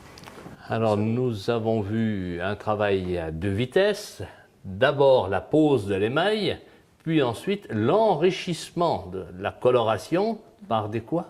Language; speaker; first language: French; native; French